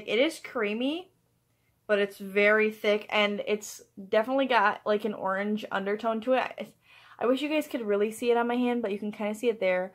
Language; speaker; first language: English; native; English